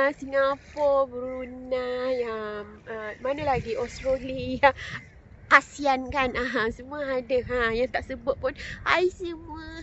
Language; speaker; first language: Malay; native; Malay